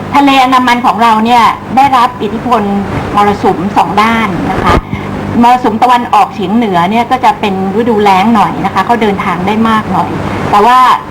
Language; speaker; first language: Thai; native; Thai